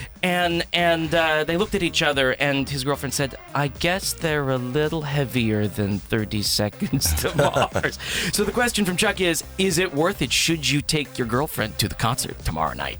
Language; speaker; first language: English; native; English